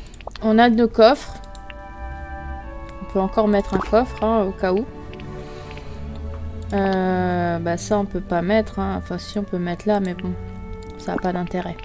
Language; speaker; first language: French; native; French